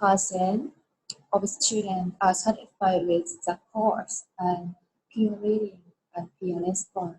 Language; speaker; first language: English; non-native, learner; Japanese